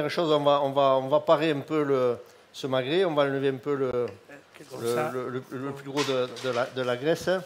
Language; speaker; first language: French; native; French